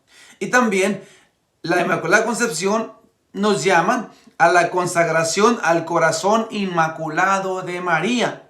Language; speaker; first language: Spanish; native; Spanish